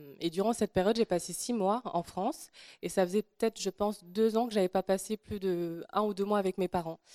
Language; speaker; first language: French; native; French